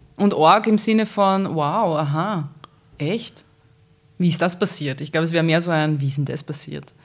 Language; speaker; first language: German; native; German